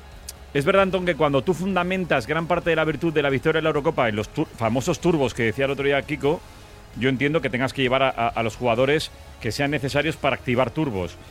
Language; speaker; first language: Spanish; native; Spanish